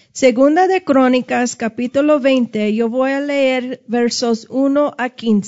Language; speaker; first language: Spanish; non-native, fluent; English